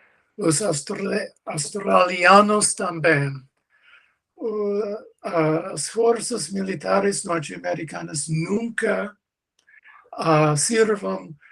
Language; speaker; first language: Portuguese; non-native, learner; English